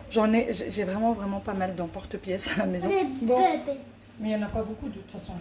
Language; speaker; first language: French; native; French